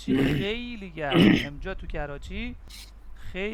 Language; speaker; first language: Persian; non-native, fluent; Urdu